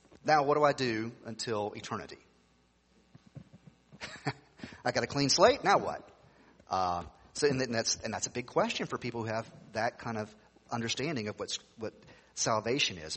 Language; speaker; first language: English; native; English